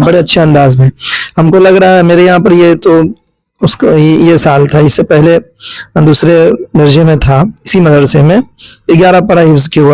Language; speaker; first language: Urdu; native; Urdu